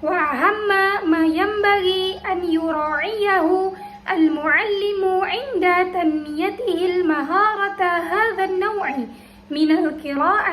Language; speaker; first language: Arabic; non-native, learner; Indonesian